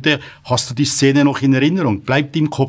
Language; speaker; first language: German; native; German